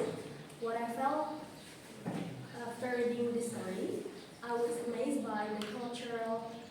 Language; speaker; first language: English; non-native, local second language; Indonesian